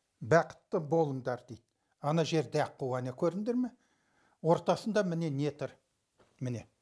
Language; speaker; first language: Kazakh; early bilingual, heritage; Kazakh